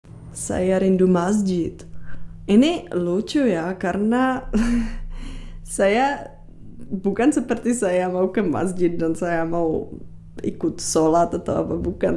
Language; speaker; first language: Indonesian; non-native, fluent; Czech